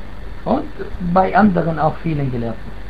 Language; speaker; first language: German; non-native, fluent; Arabic